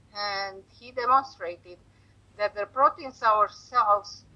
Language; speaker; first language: English; non-native, fluent; Romanian